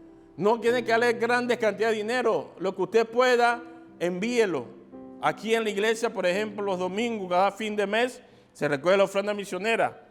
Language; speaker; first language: Spanish; native; Spanish